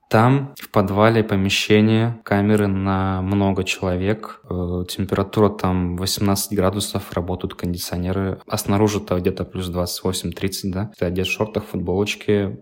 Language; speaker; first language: Russian; native; Russian